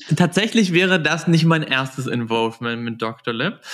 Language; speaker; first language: German; native; German